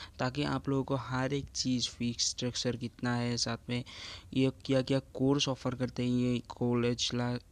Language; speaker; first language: Hindi; non-native, local second language; Assamese